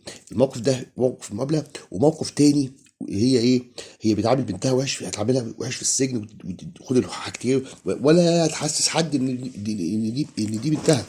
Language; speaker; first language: Arabic; native; Arabic